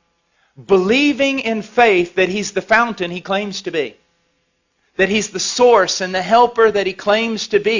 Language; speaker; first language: English; native; English